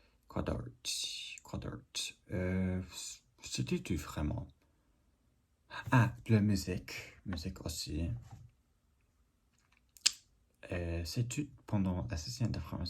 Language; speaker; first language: French; non-native, learner; English